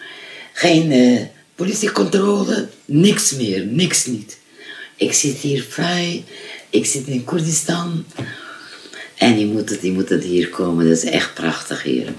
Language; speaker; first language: Dutch; non-native, fluent; Kurdish